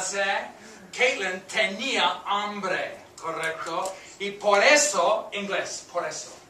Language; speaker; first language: Spanish; non-native, fluent; English